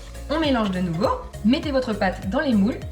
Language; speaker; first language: French; native; French